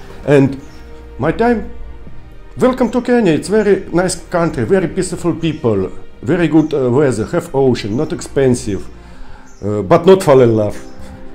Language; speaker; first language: English; non-native, learner; Russian